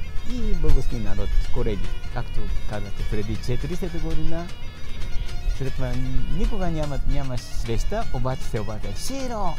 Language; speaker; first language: Bulgarian; non-native, learner; Japanese